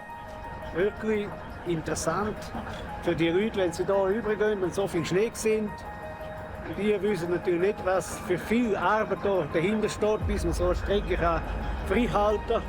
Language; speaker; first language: German; native; German